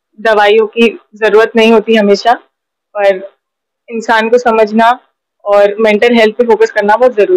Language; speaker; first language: Hindi; native; Hindi